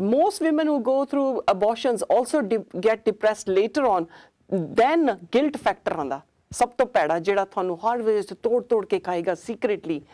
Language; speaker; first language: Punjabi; early bilingual, heritage; Punjabi